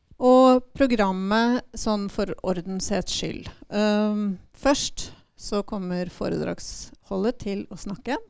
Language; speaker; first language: Norwegian; native; Norwegian